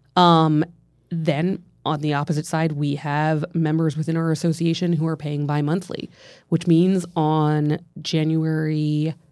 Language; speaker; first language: English; native; English